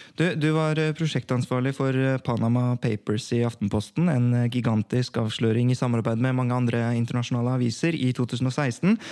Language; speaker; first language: Norwegian; early bilingual, other home language; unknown